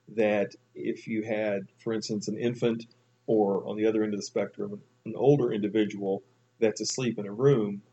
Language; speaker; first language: English; native; English